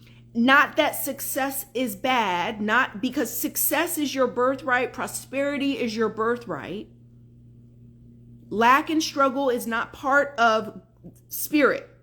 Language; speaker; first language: English; native; English